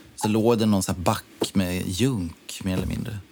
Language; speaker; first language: Swedish; native; Swedish